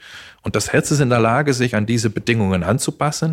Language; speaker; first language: German; non-native, fluent; Dutch